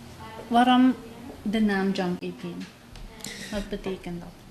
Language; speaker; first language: Dutch; non-native, local second language; Papiamento